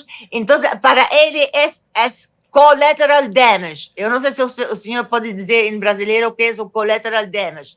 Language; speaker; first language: Portuguese; non-native, fluent; Arabic